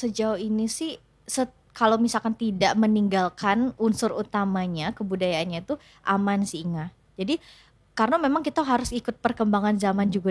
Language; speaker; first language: Indonesian; native; Indonesian